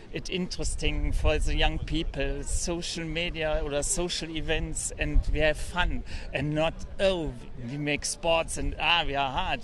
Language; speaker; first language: English; non-native, learner; German